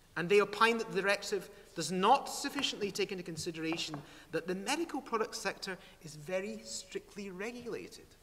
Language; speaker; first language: English; native; English